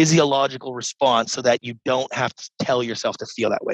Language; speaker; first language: English; native; English